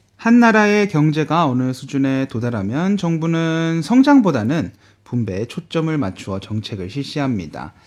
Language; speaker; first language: Korean; native; Korean